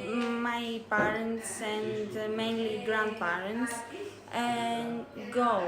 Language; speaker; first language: English; non-native, learner; Greek